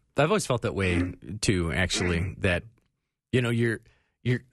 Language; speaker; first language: English; native; English